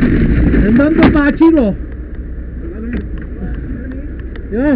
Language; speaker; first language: Czech; native; Czech